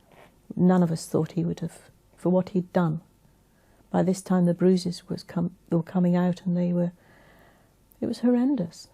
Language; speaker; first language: English; native; English